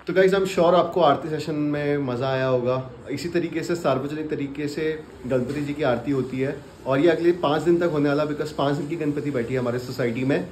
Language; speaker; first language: Hindi; native; Hindi